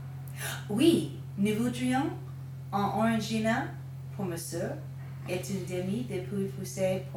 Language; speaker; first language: French; non-native, fluent; English